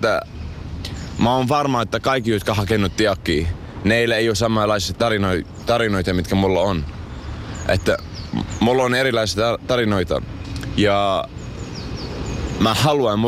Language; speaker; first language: Finnish; non-native, fluent; Arabic